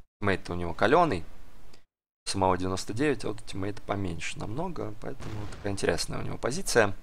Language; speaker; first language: Russian; native; Russian